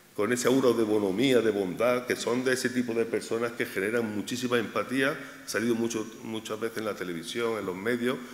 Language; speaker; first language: Spanish; native; Spanish